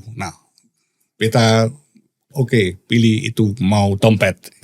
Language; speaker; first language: Indonesian; non-native, learner; Dutch